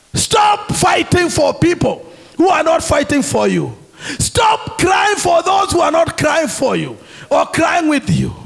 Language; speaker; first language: English; non-native, local second language; Swahili